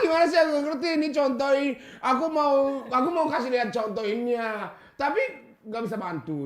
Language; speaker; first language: Indonesian; non-native, fluent; Japanese